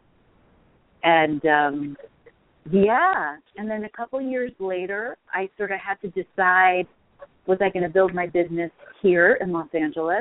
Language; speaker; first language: English; native; English